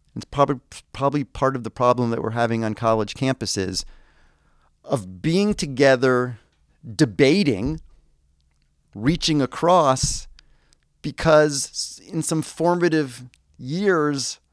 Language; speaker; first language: English; native; English